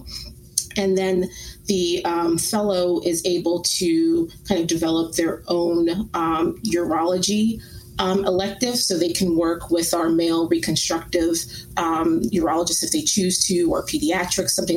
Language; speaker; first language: English; native; English